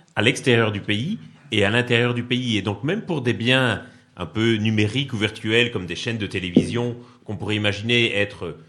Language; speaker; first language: French; native; French